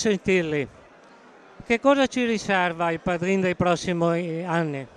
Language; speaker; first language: Italian; native; Italian